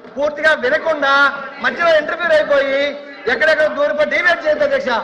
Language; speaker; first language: Telugu; native; Telugu